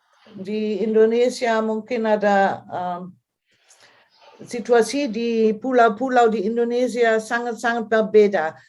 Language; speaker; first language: Indonesian; non-native, fluent; German